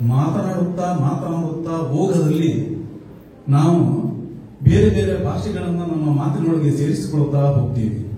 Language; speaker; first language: Kannada; native; Kannada